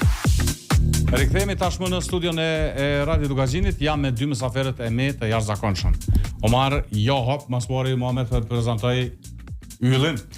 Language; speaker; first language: Albanian; native; Albanian